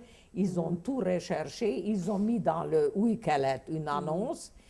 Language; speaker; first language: French; non-native, fluent; Hungarian